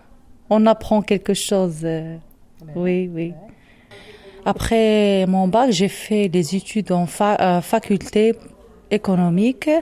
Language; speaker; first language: French; non-native, learner; Arabic